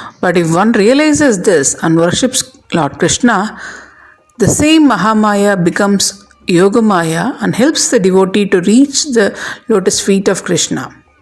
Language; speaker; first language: English; non-native, local second language; Tamil